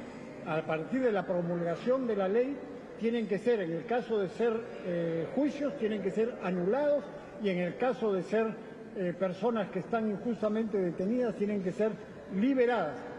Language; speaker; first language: Spanish; native; Spanish